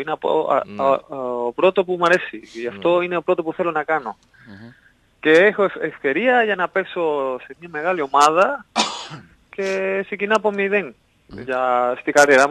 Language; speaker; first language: Greek; non-native, learner; Spanish